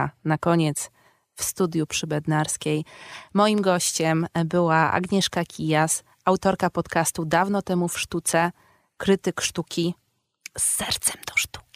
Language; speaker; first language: Polish; native; Polish